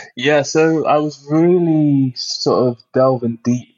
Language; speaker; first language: English; native; English